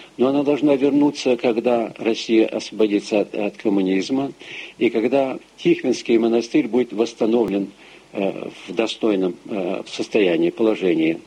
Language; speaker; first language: Russian; early bilingual, heritage; Russian